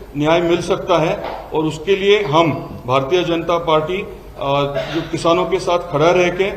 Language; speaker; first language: Hindi; non-native, local second language; Marathi